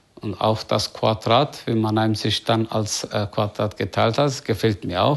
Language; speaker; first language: German; non-native, fluent; Turkish